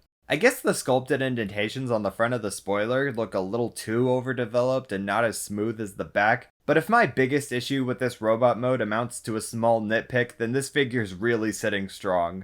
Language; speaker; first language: English; native; English